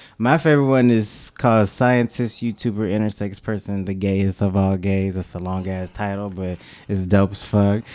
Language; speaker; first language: English; native; English